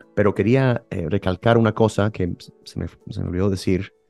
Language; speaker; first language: Spanish; early bilingual, heritage; Spanish